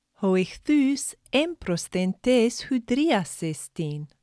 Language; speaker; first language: Greek; non-native, fluent; English